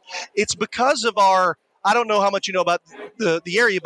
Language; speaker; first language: English; native; English